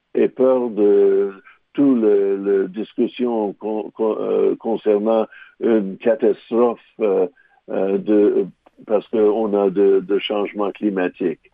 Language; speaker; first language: French; non-native, local second language; English